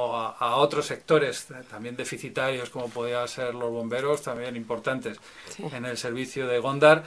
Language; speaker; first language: Spanish; native; Spanish